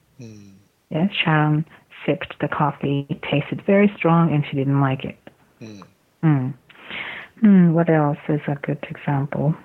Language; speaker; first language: English; non-native, fluent; Japanese